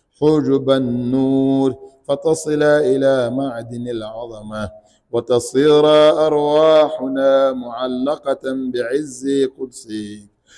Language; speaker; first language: Arabic; non-native, fluent; Ganda